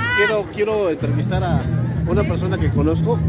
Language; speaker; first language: Spanish; native; Spanish